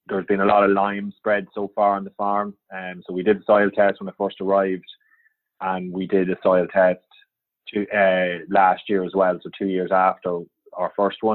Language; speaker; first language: English; native; English